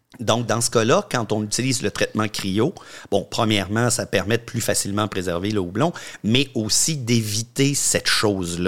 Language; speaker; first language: French; native; French